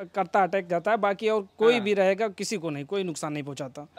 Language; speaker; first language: Hindi; native; Hindi